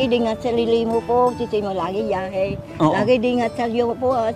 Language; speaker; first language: Filipino; non-native, learner; Vietnamese